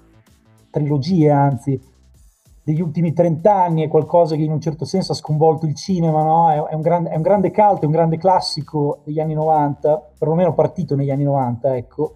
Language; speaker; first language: Italian; native; Italian